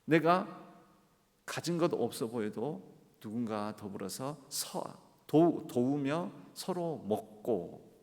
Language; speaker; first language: Korean; native; Korean